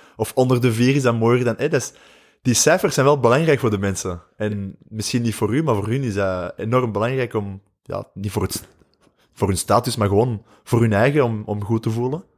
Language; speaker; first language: Dutch; native; Dutch